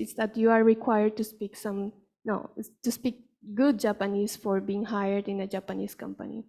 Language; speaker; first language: English; non-native, fluent; Spanish